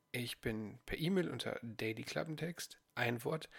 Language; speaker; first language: German; native; German